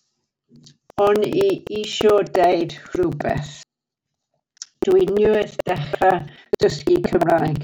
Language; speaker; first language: Welsh; non-native, learner; English